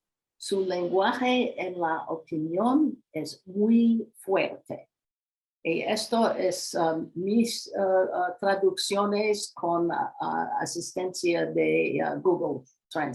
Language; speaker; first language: Spanish; non-native, learner; English